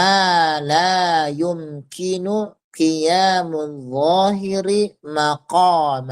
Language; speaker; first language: Arabic; non-native, fluent; Indonesian